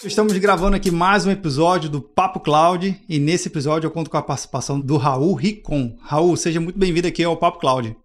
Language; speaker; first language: Portuguese; native; Portuguese